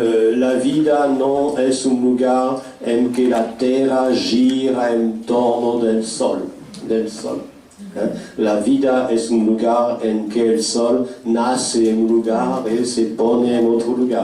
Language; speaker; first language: Portuguese; non-native, fluent; French